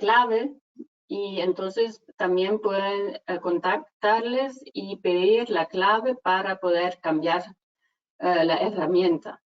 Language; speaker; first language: Spanish; non-native, fluent; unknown